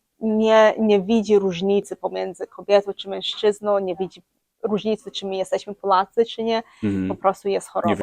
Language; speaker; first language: Polish; early bilingual, heritage; English